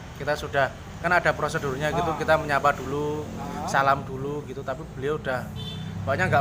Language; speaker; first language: Indonesian; native; Indonesian